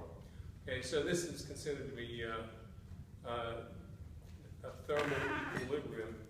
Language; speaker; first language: English; native; English